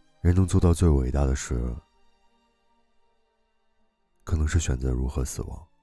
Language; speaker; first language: Chinese; native; Chinese